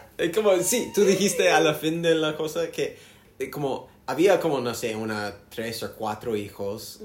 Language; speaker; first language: Spanish; non-native, learner; English